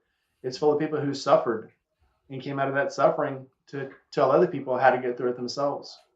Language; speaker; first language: English; native; English